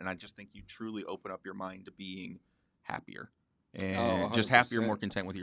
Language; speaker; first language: English; native; English